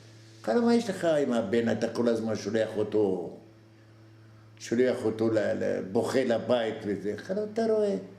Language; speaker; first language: Hebrew; non-native, fluent; Arabic